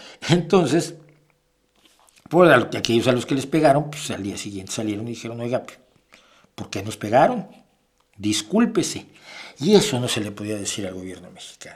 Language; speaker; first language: Spanish; native; Spanish